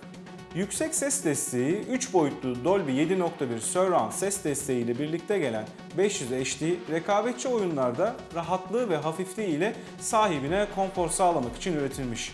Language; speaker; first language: Turkish; native; Turkish